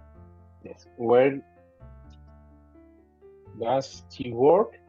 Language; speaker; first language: English; non-native, learner; Spanish